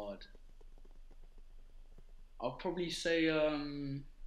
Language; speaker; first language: English; native; English